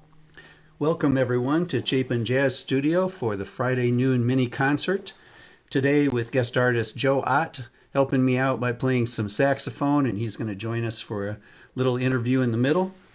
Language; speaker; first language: English; native; English